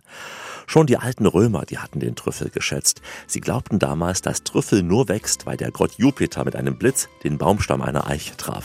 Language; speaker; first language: German; native; German